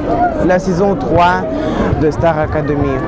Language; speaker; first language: French; non-native, learner; Russian